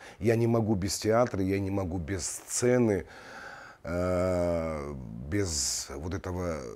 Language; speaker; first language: Russian; non-native, local second language; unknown